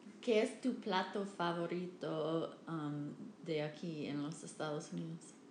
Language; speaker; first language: Spanish; non-native, learner; English